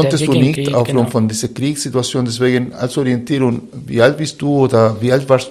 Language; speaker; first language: German; non-native, fluent; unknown